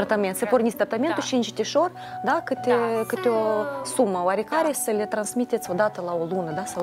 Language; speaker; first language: Romanian; native; Romanian